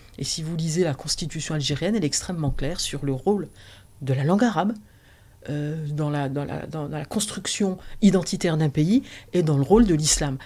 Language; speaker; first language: French; early bilingual, other home language; Arabic